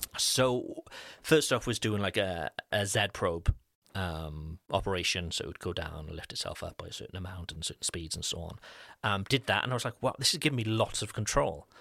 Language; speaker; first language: English; native; English